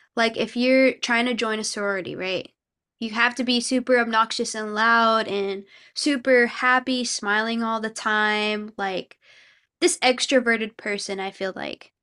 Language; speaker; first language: English; early bilingual, other home language; Korean